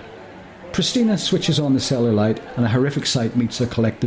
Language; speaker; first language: English; native; English